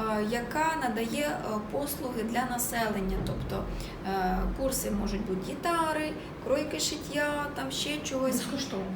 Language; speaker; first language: Ukrainian; native; Ukrainian